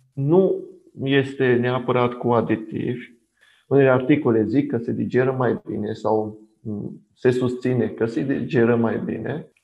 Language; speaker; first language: Romanian; non-native, local second language; Hungarian